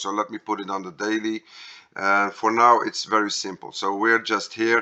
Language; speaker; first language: English; non-native, fluent; Dutch